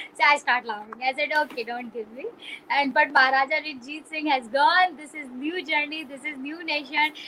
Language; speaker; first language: English; non-native, local second language; Punjabi